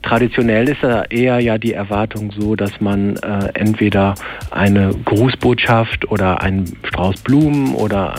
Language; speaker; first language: German; native; German